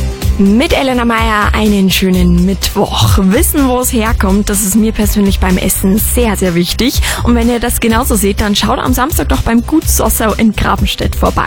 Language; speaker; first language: German; native; German